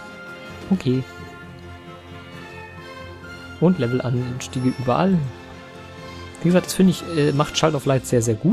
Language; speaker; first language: German; native; German